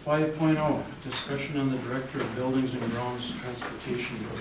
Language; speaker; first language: English; native; English